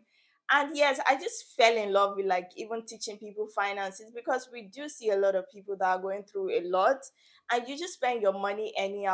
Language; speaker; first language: English; non-native, local second language; Yoruba